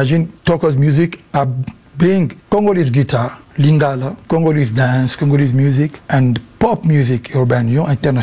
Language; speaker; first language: English; non-native, learner; Lingala